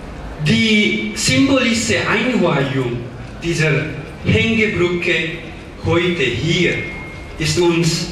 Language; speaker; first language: German; non-native, fluent; Nepali